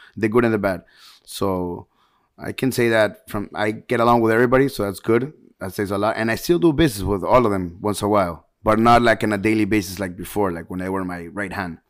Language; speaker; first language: English; early bilingual, heritage; Spanish